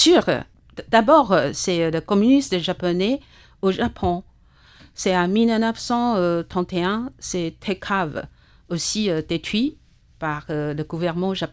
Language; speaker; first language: French; non-native, learner; Chinese